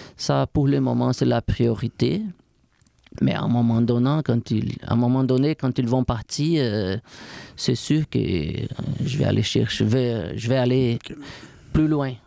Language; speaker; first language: French; non-native, fluent; Portuguese